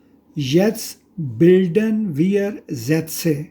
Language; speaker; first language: German; non-native, fluent; Urdu